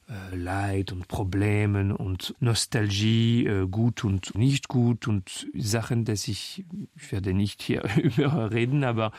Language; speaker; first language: German; non-native, fluent; French